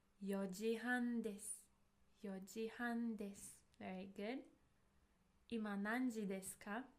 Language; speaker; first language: Japanese; non-native, fluent; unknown